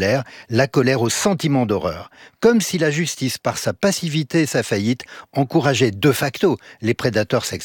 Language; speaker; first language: French; native; French